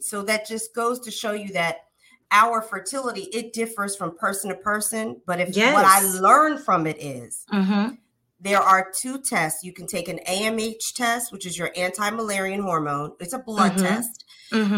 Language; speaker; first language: English; native; English